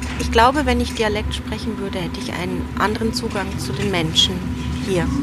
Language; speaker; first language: German; early bilingual, other home language; Turoyo